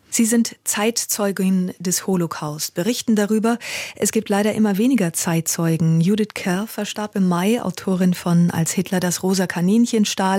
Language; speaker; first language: German; native; German